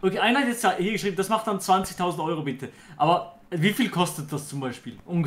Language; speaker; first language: German; native; German